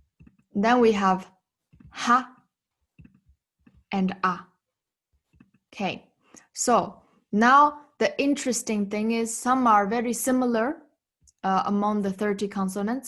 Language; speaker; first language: English; non-native, fluent; Tibetan